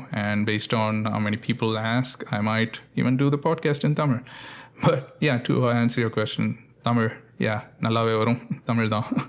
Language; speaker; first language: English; non-native, local second language; Tamil